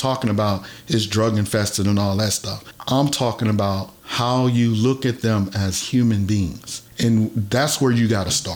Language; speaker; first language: English; native; English